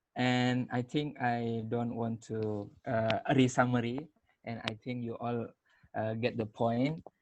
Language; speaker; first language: English; non-native, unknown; Indonesian